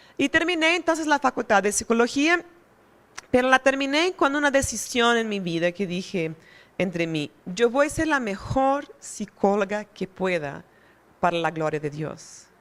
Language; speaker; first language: Spanish; non-native, fluent; Portuguese